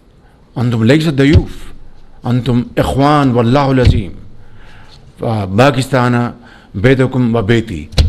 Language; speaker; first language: Arabic; non-native, fluent; Urdu